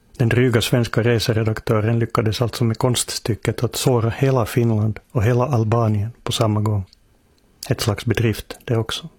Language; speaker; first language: Swedish; native; Swedish